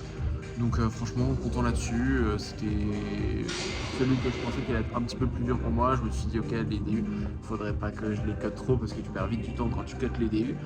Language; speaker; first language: French; native; French